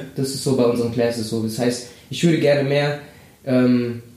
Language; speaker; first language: German; early bilingual, other home language; Spanish